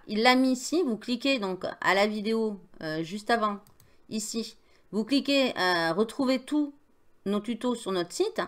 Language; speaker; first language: French; native; French